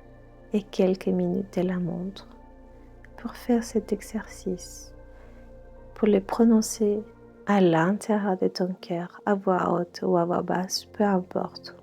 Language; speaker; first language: French; non-native, fluent; Spanish